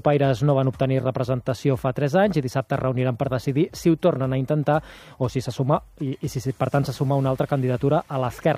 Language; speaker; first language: Catalan; native; Catalan